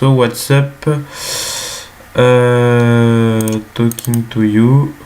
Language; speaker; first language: English; non-native, learner; French